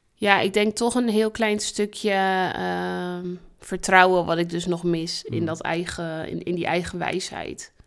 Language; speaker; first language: Dutch; early bilingual, other home language; Spanish